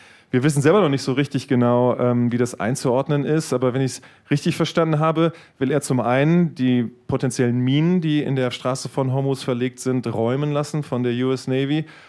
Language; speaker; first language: German; native; German